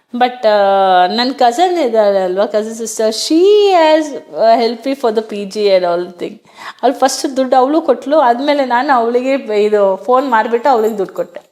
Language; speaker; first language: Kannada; non-native, local second language; Hindi